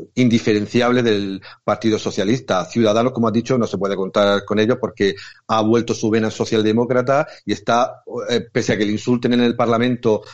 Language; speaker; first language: Spanish; native; Spanish